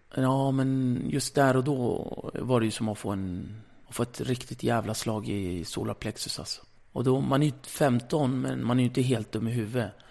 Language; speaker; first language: Swedish; early bilingual, other home language; Kurdish